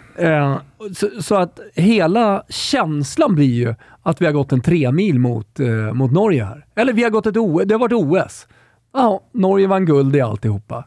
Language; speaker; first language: Swedish; native; Swedish